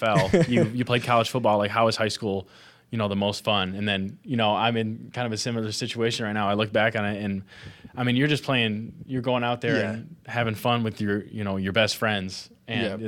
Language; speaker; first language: English; native; English